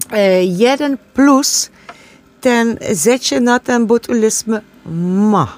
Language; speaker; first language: Polish; non-native, learner; Dutch